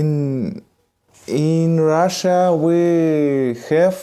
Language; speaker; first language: English; non-native, learner; Russian